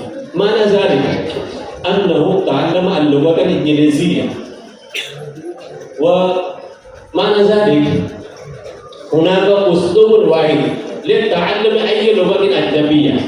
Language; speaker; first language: Arabic; non-native, fluent; Urdu